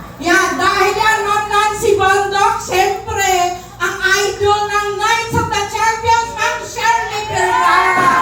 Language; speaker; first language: Filipino; non-native, local second language; Cebuano